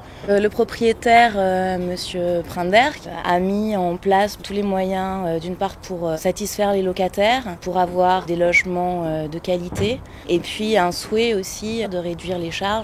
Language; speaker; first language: French; native; French